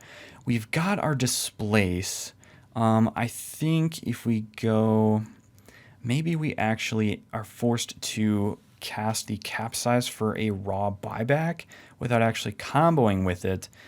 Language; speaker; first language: English; native; English